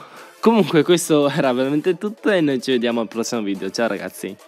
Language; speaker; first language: Italian; early bilingual, other home language; Chinese